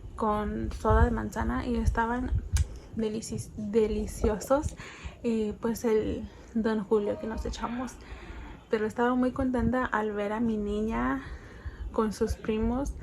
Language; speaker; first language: Spanish; early bilingual, other home language; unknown